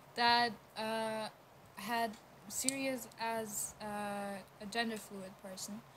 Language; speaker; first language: English; non-native, fluent; German